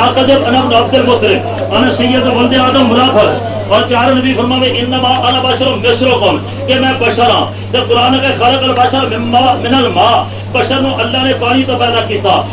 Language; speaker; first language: Urdu; non-native, local second language; Punjabi